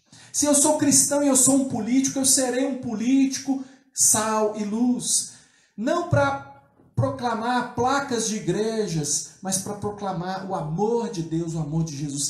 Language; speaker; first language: Portuguese; native; Portuguese